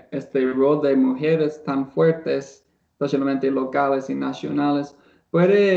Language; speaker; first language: Spanish; non-native, learner; English